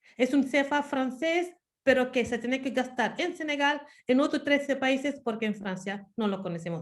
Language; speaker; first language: Spanish; non-native, fluent; Wolof